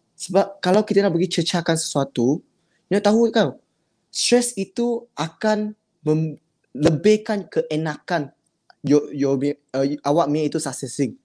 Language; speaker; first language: Malay; non-native, local second language; Chinese